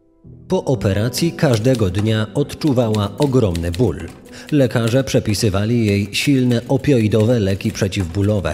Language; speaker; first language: Polish; native; Polish